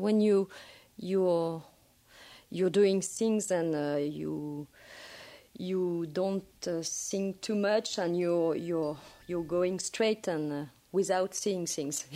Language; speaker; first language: English; non-native, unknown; French